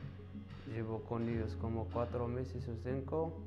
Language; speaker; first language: Spanish; non-native, learner; Arabic